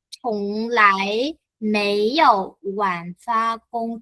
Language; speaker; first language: Chinese; non-native, fluent; Vietnamese